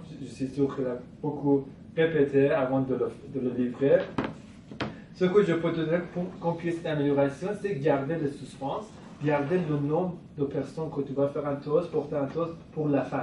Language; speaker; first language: French; non-native, fluent; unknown